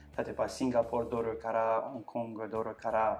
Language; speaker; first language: Japanese; non-native, fluent; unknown